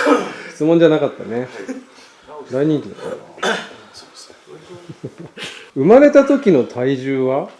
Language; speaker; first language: Japanese; native; Japanese